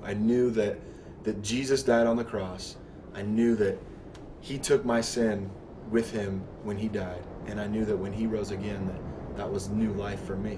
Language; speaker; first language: English; native; English